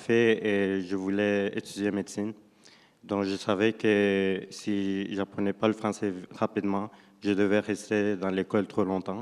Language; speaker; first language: French; non-native, fluent; Spanish